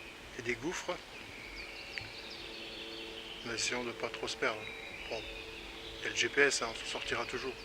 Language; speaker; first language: French; native; French